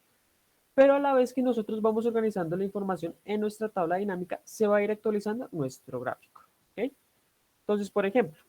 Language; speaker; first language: Spanish; native; Spanish